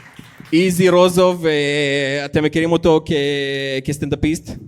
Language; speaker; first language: Hebrew; native; Hebrew